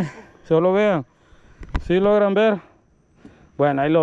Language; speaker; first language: Spanish; native; Spanish